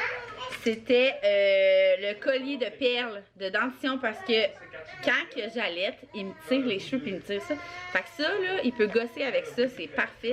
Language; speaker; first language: French; native; French